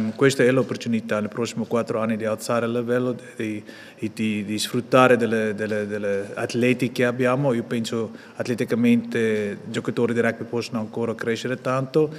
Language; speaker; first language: Italian; non-native, fluent; Afrikaans